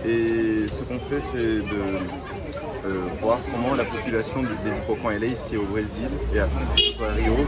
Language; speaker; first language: French; non-native, fluent; Portuguese